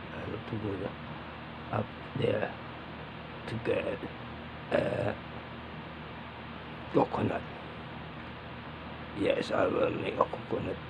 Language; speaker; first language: English; non-native, learner; Filipino